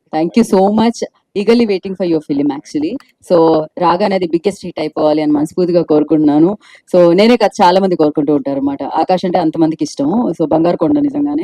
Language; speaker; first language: Telugu; native; Telugu